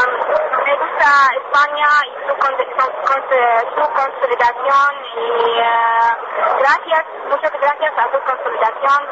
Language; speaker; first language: Spanish; non-native, learner; Arabic